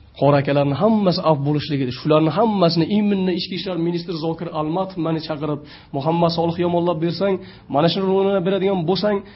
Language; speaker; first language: Uzbek; native; Uzbek